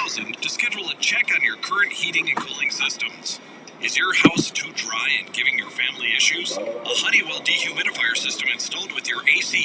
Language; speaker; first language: English; native; English